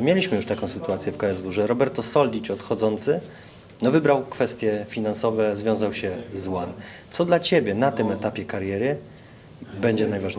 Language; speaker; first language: Polish; native; Polish